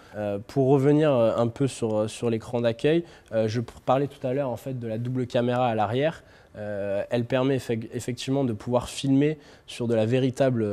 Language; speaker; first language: French; native; French